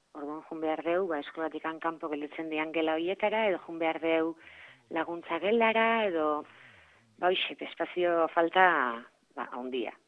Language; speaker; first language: Basque; native; Basque